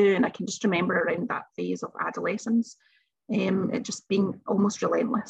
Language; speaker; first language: English; native; English